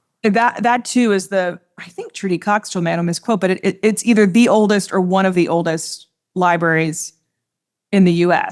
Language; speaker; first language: English; native; English